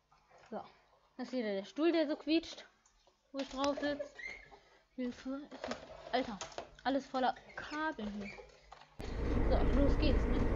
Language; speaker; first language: German; native; German